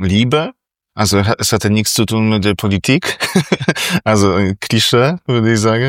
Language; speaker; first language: German; non-native, fluent; Polish